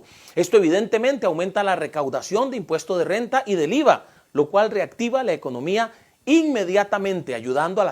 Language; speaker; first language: Spanish; native; Spanish